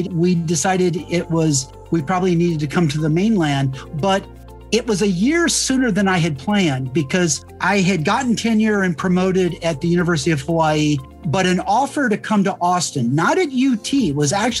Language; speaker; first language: English; native; English